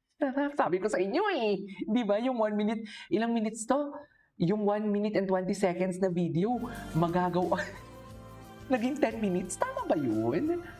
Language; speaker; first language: Filipino; non-native, local second language; Hiligaynon